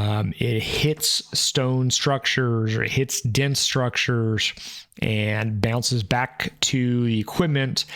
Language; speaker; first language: English; native; English